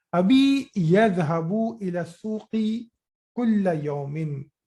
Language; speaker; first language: Arabic; non-native, fluent; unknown